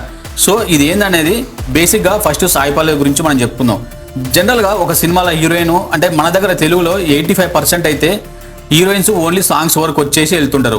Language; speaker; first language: Telugu; native; Telugu